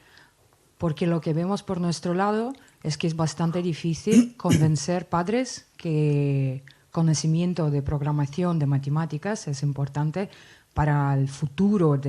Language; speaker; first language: Spanish; non-native, fluent; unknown